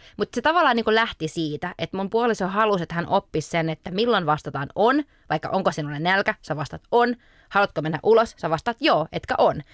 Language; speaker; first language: Finnish; early bilingual, other home language; Arabic